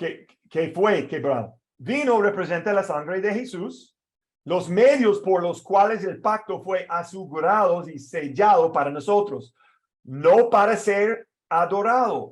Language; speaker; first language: Spanish; non-native, fluent; English